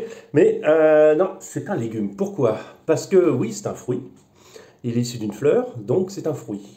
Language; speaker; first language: French; native; French